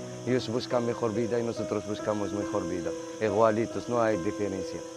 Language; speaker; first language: Spanish; non-native, fluent; Arabic